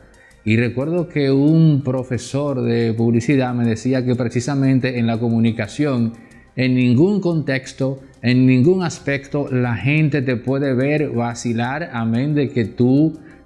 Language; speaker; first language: Spanish; native; Spanish